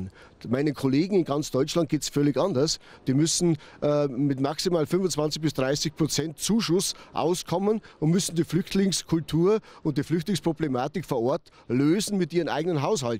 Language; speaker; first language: German; native; German